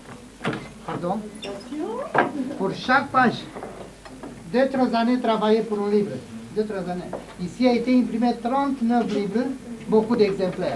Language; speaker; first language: French; non-native, learner; Romanian